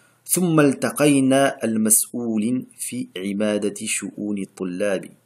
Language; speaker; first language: Arabic; non-native, fluent; French